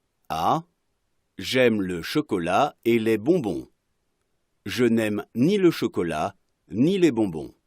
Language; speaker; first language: French; non-native, fluent; Arabic